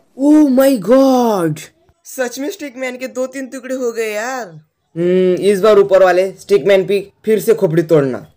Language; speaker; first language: Hindi; non-native, local second language; Marathi